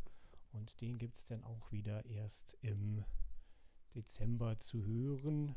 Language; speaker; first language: German; native; German